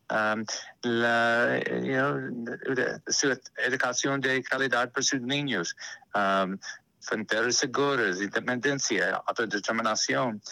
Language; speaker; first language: Spanish; non-native, learner; English